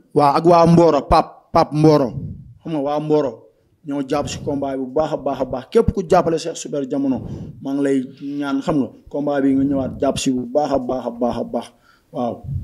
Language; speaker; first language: Wolof; non-native, local second language; Bambara